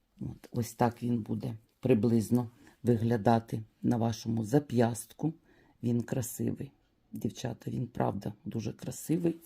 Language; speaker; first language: Ukrainian; native; Ukrainian